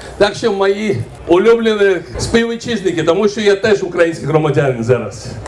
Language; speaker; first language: Ukrainian; non-native, fluent; Georgian